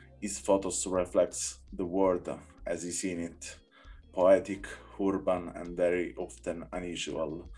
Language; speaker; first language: English; non-native, learner; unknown